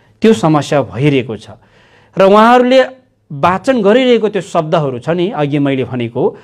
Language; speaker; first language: Nepali; non-native, local second language; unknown